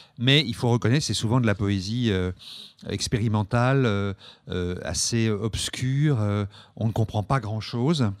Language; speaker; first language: French; native; French